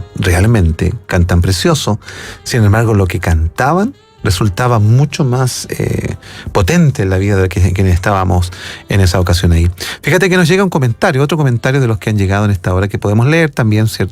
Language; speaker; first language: Spanish; native; Spanish